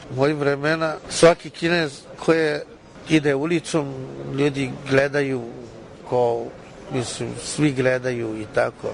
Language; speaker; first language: Serbian; non-native, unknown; Chinese